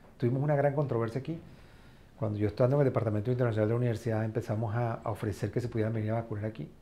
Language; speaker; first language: Spanish; native; Spanish